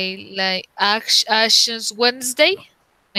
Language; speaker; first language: English; non-native, learner; Spanish